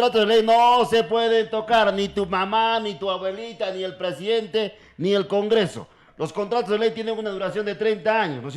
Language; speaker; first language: Spanish; native; Spanish